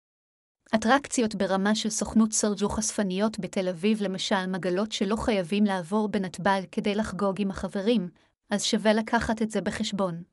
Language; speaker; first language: Hebrew; native; Hebrew